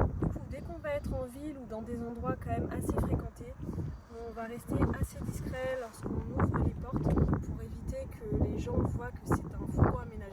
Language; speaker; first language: French; native; French